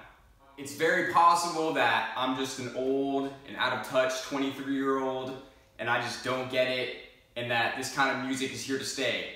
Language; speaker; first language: English; native; English